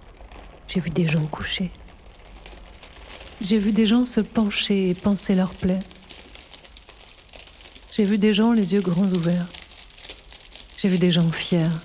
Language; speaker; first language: French; native; French